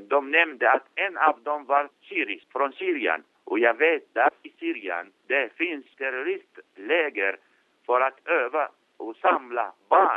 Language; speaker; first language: Swedish; non-native, fluent; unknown